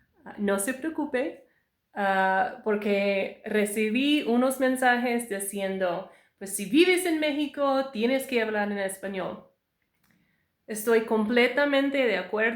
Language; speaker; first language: Spanish; non-native, learner; English